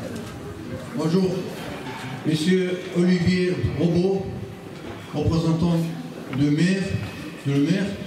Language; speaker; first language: French; non-native, learner; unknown